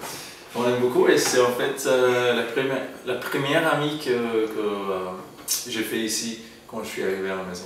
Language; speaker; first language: French; non-native, fluent; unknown